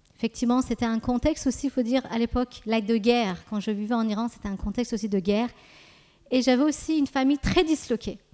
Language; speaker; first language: French; early bilingual, other home language; Persian